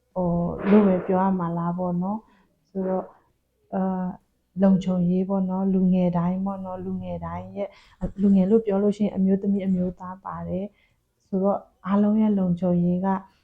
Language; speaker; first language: Burmese; non-native, local second language; Pa'o Karen